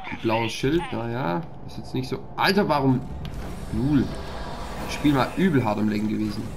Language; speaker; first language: German; native; German